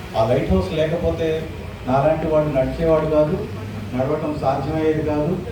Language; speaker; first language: Telugu; non-native, local second language; Urdu